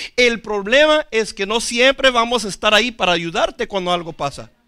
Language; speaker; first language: Spanish; non-native, fluent; English